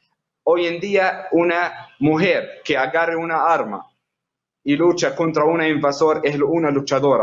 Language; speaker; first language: Spanish; non-native, fluent; Arabic